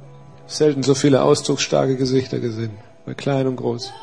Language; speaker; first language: German; native; German